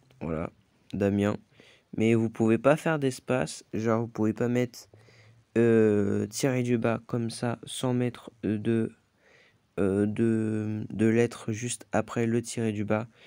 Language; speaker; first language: French; native; French